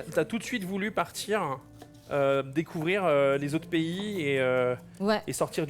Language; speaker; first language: French; native; French